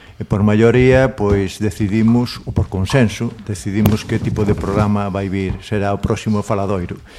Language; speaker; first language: Galician; non-native, local second language; Spanish